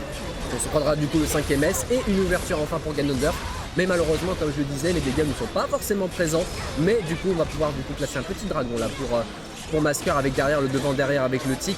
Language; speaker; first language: French; native; French